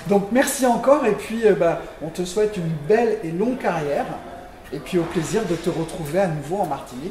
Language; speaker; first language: French; native; French